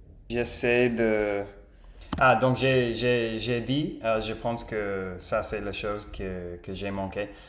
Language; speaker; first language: French; non-native, learner; English